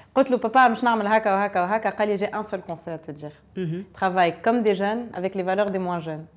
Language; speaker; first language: French; non-native, local second language; Arabic